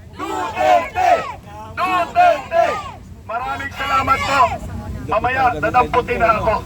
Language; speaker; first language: Filipino; non-native, local second language; Cebuano